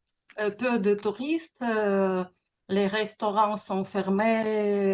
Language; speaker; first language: French; non-native, learner; Russian